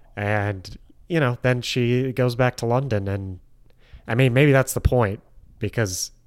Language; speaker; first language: English; native; English